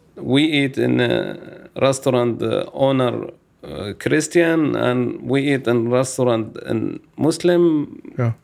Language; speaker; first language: English; non-native, learner; Arabic